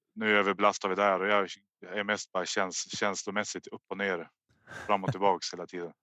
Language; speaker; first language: Swedish; native; Swedish